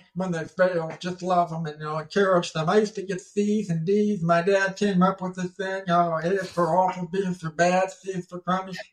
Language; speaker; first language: English; native; English